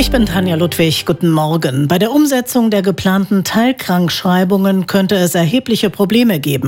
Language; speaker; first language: German; native; German